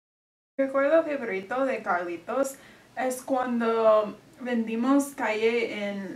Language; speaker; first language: Spanish; non-native, learner; English